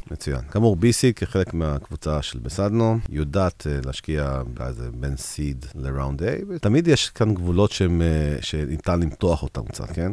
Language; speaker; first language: Hebrew; early bilingual, heritage; Hebrew